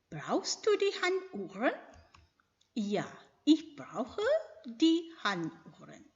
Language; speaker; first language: German; non-native, fluent; Indonesian